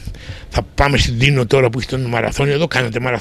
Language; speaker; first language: Greek; native; Greek